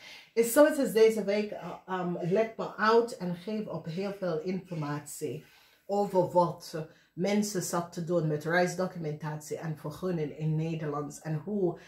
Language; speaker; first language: Dutch; non-native, learner; English